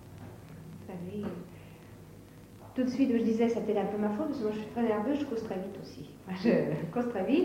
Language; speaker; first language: French; native; French